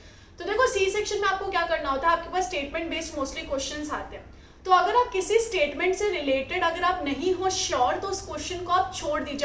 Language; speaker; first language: Hindi; native; Hindi